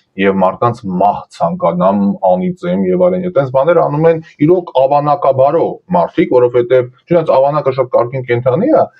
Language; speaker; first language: Armenian; early bilingual, heritage; Armenian